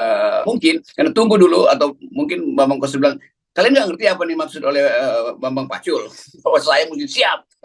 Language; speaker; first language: Indonesian; native; Indonesian